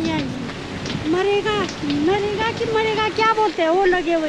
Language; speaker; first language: Hindi; non-native, local second language; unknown